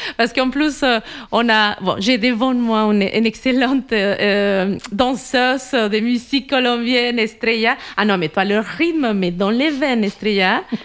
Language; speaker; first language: French; non-native, fluent; Spanish